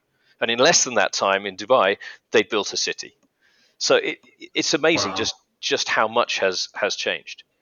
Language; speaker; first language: English; native; English